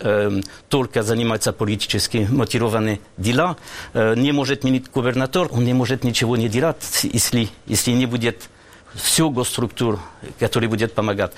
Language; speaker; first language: Russian; non-native, learner; French